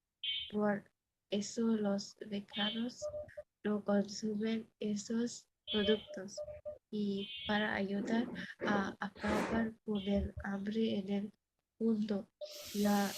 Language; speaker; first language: Spanish; non-native, learner; Bangla